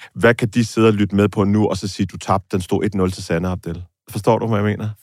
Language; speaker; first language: Danish; native; Danish